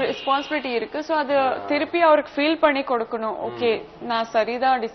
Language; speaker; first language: Tamil; non-native, fluent; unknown